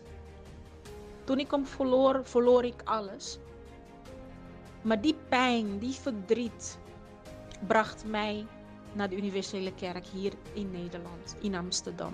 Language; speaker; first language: Dutch; non-native, fluent; Portuguese